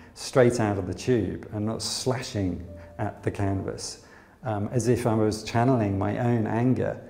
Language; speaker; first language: English; native; English